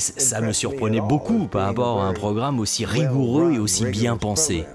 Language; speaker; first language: French; native; French